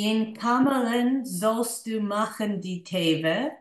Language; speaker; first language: German; non-native, learner; English